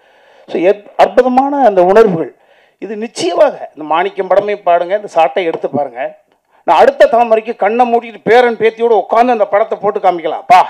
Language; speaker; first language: Tamil; native; Tamil